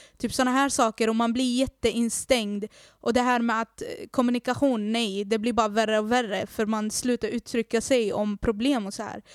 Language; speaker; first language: Swedish; early bilingual, other home language; Arabic